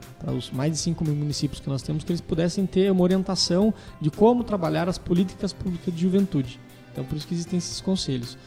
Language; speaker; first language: Portuguese; native; Portuguese